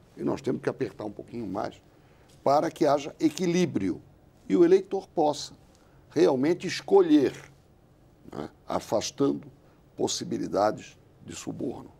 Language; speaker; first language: Portuguese; native; Portuguese